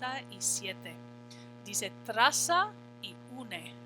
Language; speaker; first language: Spanish; non-native, fluent; English